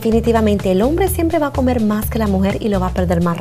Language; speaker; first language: Spanish; native; Spanish